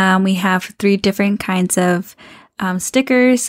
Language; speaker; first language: English; early bilingual, other home language; Spanish